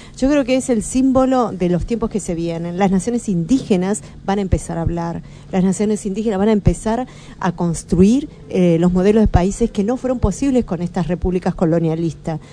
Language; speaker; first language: Spanish; native; Spanish